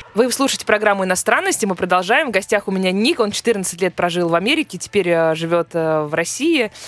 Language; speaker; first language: Russian; native; Russian